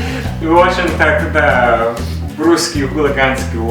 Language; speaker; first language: Russian; non-native, learner; English